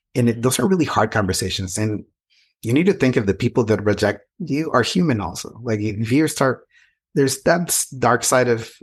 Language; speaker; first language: English; non-native, fluent; Spanish